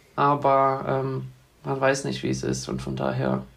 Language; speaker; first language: German; native; German